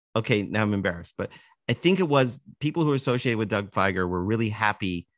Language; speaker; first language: English; native; English